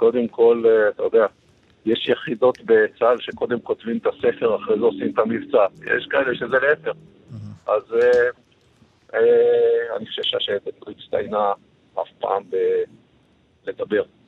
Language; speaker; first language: Hebrew; native; Hebrew